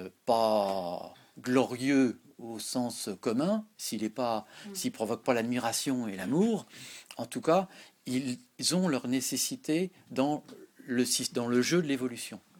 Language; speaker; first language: French; native; French